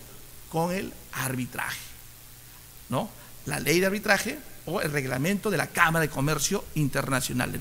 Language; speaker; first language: Spanish; native; Spanish